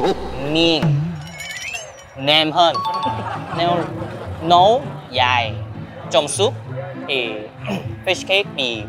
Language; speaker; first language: Vietnamese; early bilingual, other home language; Korean